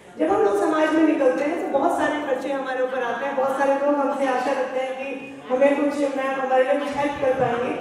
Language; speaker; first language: Hindi; native; Hindi